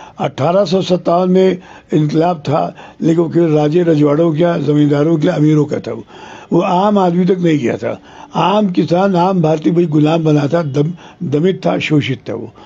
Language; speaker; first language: Hindi; non-native, local second language; Telugu